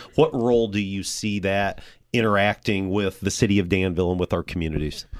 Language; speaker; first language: English; native; English